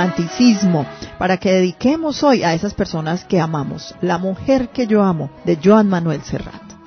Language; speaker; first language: Spanish; native; Spanish